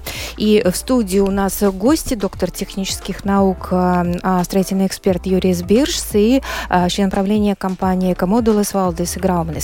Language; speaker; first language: Russian; native; Russian